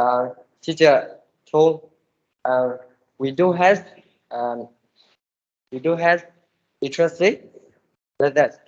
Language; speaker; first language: English; non-native, learner; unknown